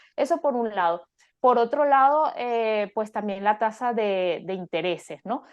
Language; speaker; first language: Spanish; native; Spanish